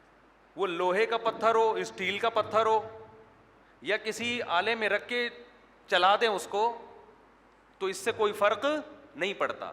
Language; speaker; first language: Urdu; native; Urdu